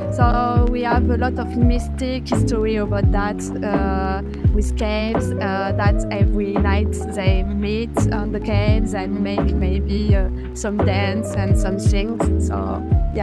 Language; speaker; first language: English; non-native, fluent; French